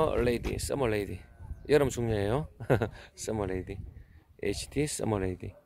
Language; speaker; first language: Korean; native; Korean